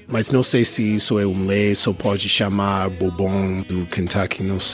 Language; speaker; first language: Portuguese; non-native, learner; English